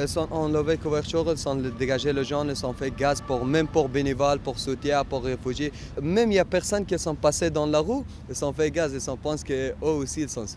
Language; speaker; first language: French; non-native, learner; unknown